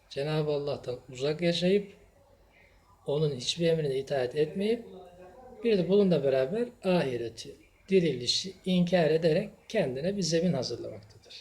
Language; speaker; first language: Turkish; native; Turkish